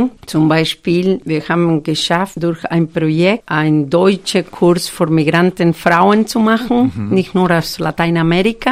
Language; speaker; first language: German; non-native, fluent; Spanish